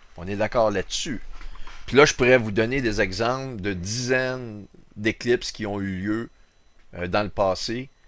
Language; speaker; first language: French; native; French